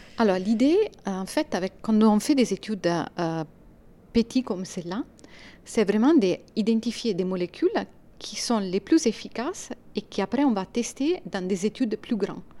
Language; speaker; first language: French; non-native, fluent; Italian